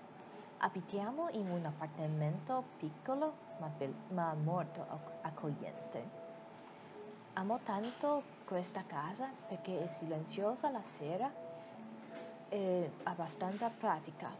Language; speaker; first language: Italian; non-native, learner; Chinese